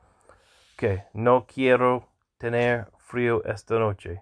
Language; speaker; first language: Spanish; non-native, learner; English